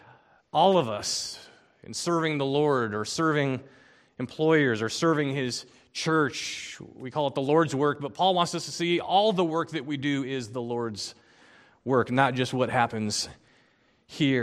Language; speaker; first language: English; native; English